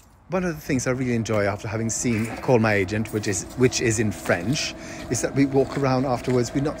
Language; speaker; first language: English; non-native, fluent; Swedish